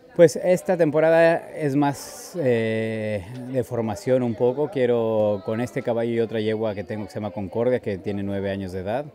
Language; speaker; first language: Spanish; native; Spanish